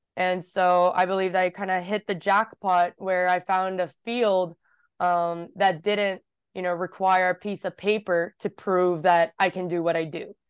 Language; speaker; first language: English; early bilingual, other home language; Japanese